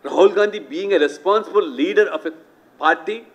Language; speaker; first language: English; non-native, local second language; Telugu